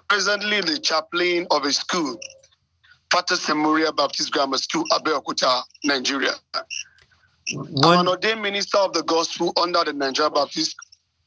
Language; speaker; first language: English; non-native, local second language; Yoruba